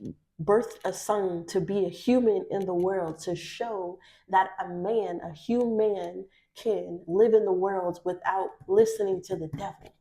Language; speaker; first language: English; native; English